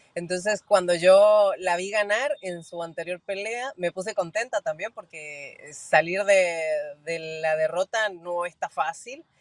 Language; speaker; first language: Spanish; native; Spanish